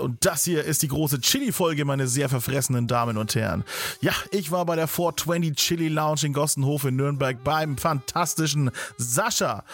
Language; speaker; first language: German; native; German